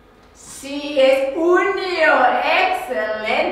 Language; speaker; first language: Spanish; non-native, learner; English